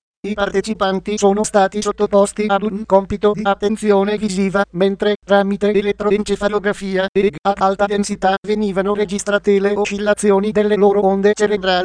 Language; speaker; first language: Italian; native; Italian